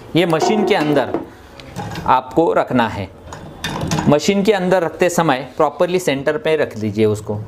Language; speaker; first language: Hindi; non-native, local second language; Marathi